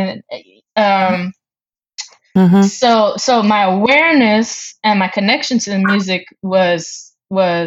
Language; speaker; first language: English; native; English